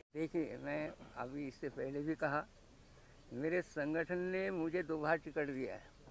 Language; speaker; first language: Hindi; native; Hindi